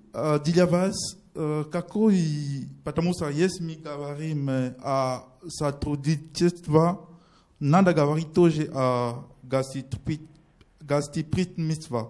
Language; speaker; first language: Russian; non-native, learner; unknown